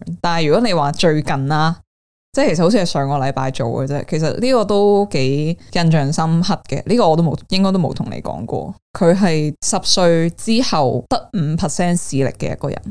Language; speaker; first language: Cantonese; native; Cantonese